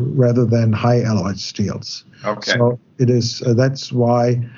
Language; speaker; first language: English; non-native, fluent; German